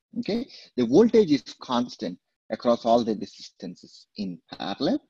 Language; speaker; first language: English; non-native, local second language; Telugu